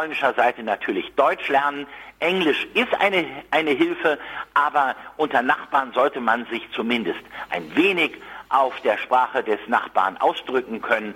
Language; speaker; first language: German; native; German